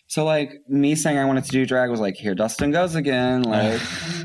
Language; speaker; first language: English; native; English